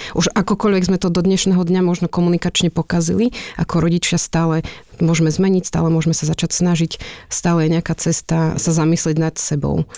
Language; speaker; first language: Slovak; native; Slovak